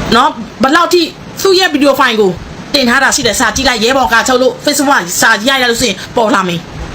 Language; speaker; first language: Burmese; non-native, local second language; S'gaw Karen